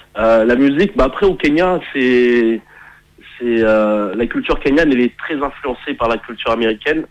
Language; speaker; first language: French; early bilingual, heritage; French